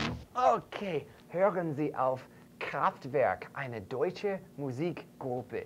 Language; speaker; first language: German; non-native, fluent; English